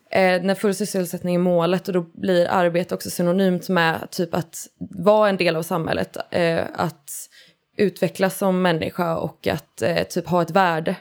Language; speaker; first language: Swedish; native; Swedish